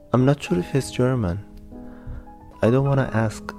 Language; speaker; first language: English; non-native, fluent; Arabic